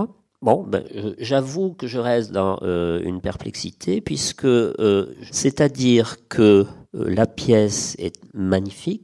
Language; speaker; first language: French; native; French